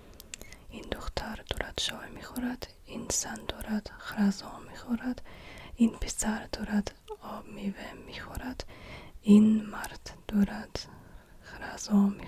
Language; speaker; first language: Persian; non-native, learner; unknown